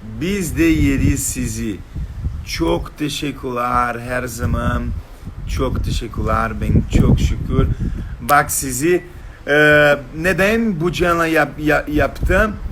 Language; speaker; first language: Turkish; non-native, learner; Portuguese